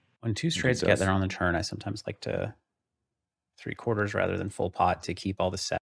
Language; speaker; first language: English; native; English